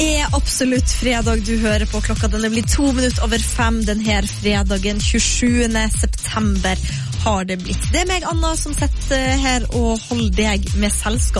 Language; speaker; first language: Norwegian; native; Norwegian